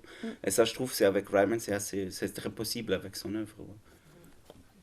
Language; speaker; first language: French; non-native, learner; German